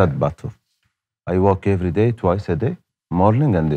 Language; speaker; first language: English; non-native, learner; Arabic